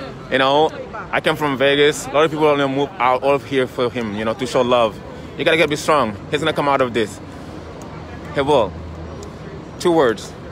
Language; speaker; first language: English; non-native, fluent; Wolof